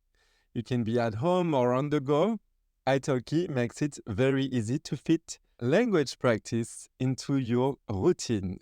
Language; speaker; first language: English; non-native, fluent; French